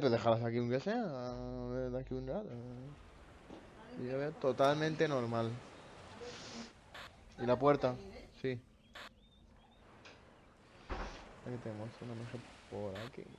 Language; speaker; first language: Spanish; native; Spanish